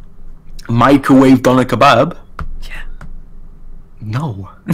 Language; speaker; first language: English; native; English